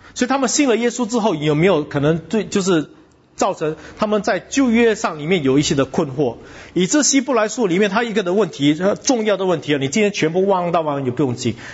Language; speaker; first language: Chinese; non-native, local second language; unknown